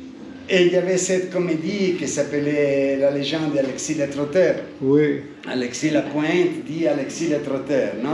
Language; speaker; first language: French; non-native, fluent; Italian